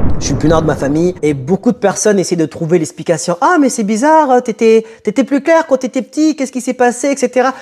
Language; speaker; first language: French; early bilingual, other home language; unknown